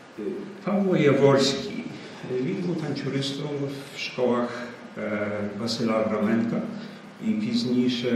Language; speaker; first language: Ukrainian; early bilingual, heritage; Ukrainian